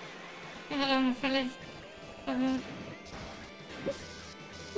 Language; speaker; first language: German; early bilingual, other home language; Japanese